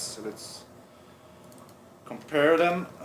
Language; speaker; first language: English; non-native, fluent; Swedish